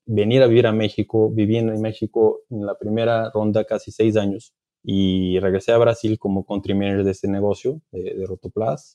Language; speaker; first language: Spanish; non-native, fluent; Portuguese